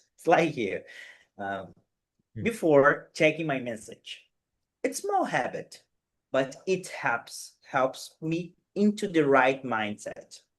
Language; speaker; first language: English; non-native, fluent; Portuguese